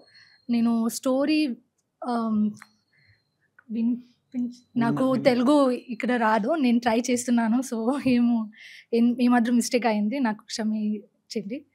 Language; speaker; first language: Telugu; non-native, learner; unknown